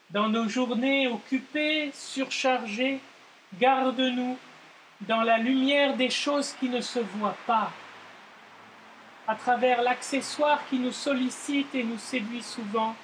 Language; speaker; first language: French; native; French